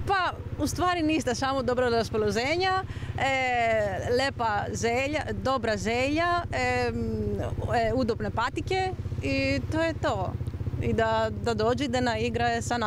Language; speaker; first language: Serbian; non-native, learner; Greek